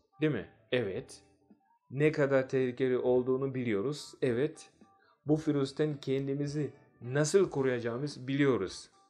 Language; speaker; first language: Turkish; non-native, fluent; Swahili